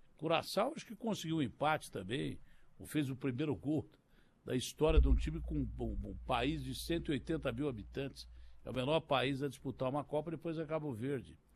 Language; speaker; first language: Portuguese; native; Portuguese